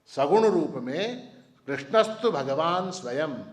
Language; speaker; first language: Hindi; non-native, local second language; Marathi